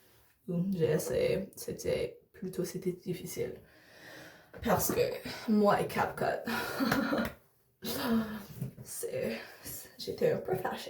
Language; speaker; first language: French; non-native, learner; English